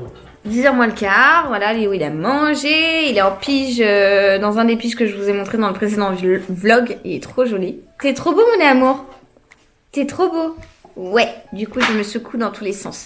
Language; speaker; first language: French; native; French